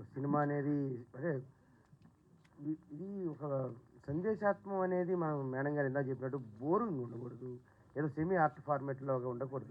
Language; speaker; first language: Telugu; native; Telugu